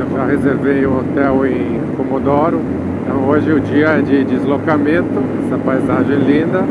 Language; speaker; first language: Portuguese; non-native, fluent; Italian